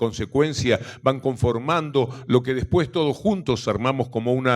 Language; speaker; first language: Spanish; native; Spanish